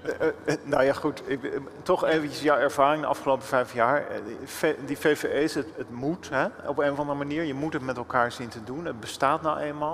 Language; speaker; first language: Dutch; native; Dutch